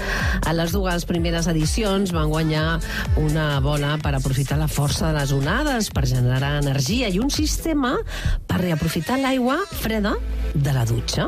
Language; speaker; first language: Catalan; native; Catalan